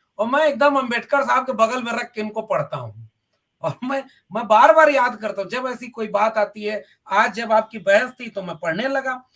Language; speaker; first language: Hindi; non-native, local second language; Bhojpuri